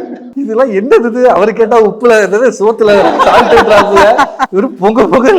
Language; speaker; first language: Tamil; native; Tamil